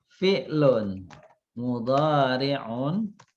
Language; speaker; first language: Arabic; non-native, fluent; Indonesian